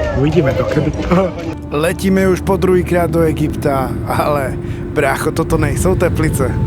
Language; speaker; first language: Slovak; non-native, local second language; Hungarian